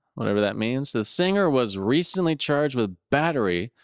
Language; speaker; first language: English; native; English